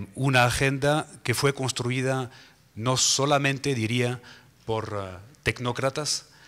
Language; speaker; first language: Spanish; non-native, fluent; French